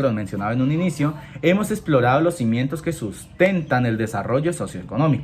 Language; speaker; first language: Spanish; native; Spanish